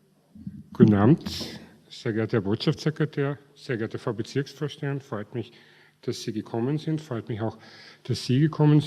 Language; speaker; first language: German; native; German